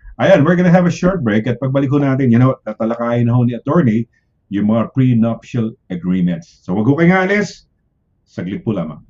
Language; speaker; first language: Filipino; native; Filipino